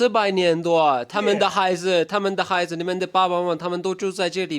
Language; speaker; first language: Chinese; non-native, learner; Turkish